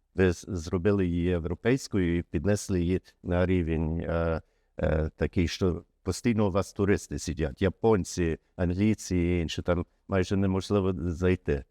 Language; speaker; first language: Ukrainian; early bilingual, heritage; Ukrainian